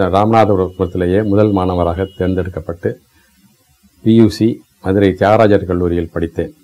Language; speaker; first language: Tamil; native; Tamil